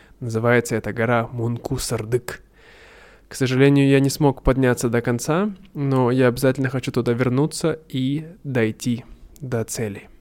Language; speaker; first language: Russian; native; Russian